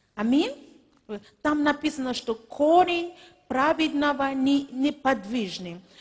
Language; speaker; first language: Russian; non-native, fluent; Yoruba